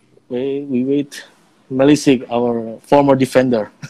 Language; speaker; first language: English; non-native, learner; Indonesian